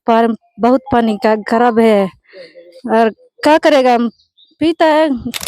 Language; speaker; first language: Hindi; non-native, local second language; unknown